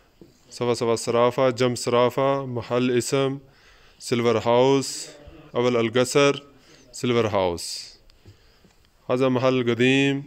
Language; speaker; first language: Arabic; non-native, learner; Urdu